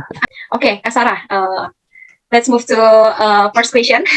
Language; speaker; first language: English; non-native, learner; Indonesian